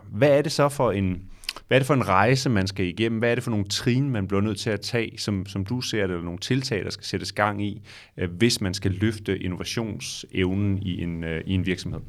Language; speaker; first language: Danish; native; Danish